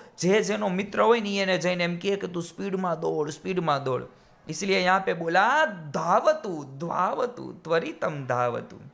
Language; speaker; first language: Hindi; non-native, local second language; Gujarati